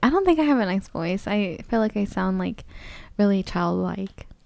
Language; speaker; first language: English; early bilingual, other home language; Spanish